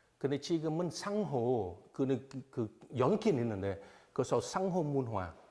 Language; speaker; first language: Korean; non-native, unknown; Vietnamese